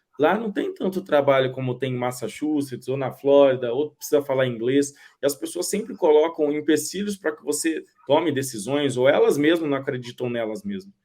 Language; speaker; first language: Portuguese; native; Portuguese